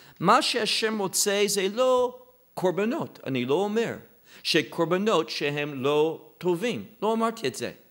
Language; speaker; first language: Hebrew; non-native, fluent; English